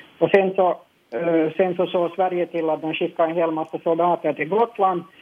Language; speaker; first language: Swedish; native; Swedish